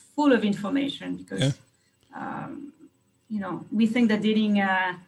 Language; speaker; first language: English; non-native, fluent; French